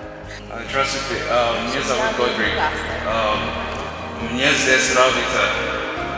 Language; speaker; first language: Russian; non-native, learner; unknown